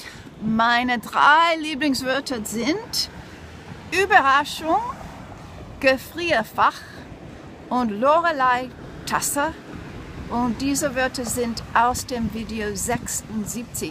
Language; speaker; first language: German; non-native, learner; English